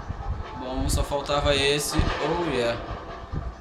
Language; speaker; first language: Portuguese; native; Portuguese